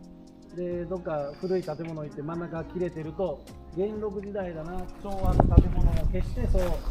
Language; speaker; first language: Japanese; native; Japanese